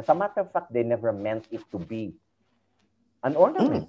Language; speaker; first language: English; non-native, local second language; Iloko